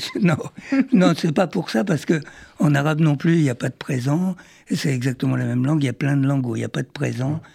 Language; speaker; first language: French; early bilingual, other home language; Arabic